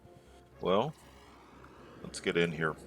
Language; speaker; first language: English; native; English